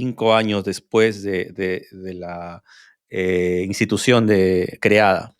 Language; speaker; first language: Spanish; native; Spanish